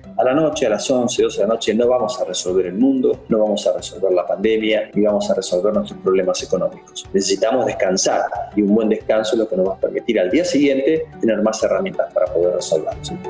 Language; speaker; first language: Spanish; native; Spanish